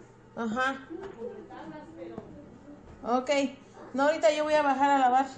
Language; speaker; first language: Spanish; native; Spanish